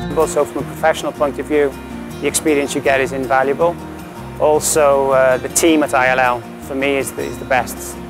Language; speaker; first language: English; native; English